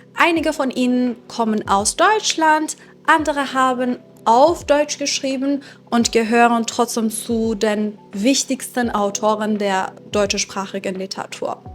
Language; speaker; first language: German; non-native, fluent; Persian